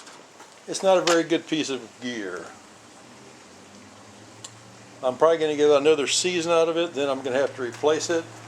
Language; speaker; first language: English; native; English